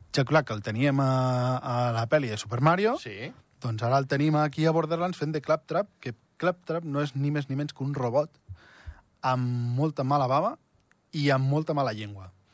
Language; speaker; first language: Catalan; native; Catalan